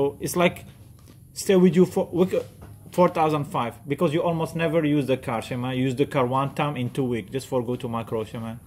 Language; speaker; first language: English; non-native, learner; French